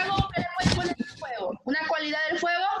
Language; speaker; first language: Spanish; native; Spanish